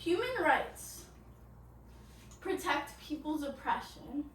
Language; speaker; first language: English; native; English